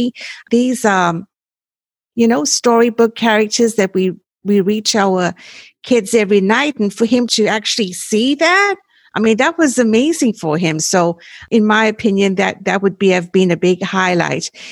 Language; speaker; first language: English; native; English